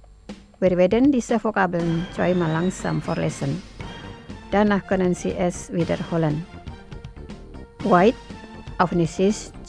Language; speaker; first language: German; non-native, fluent; Indonesian